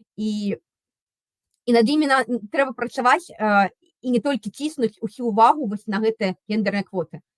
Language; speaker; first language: Belarusian; non-native, local second language; Russian